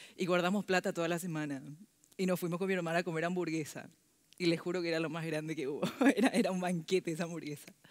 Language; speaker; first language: Spanish; early bilingual, other home language; Korean